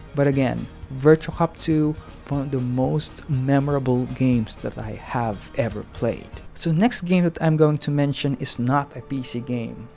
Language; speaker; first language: English; non-native, local second language; Hiligaynon